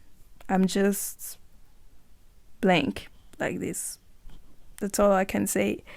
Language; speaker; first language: English; non-native, learner; French